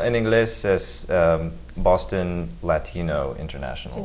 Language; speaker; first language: Spanish; non-native, fluent; English